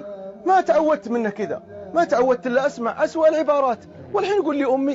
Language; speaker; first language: Arabic; native; Arabic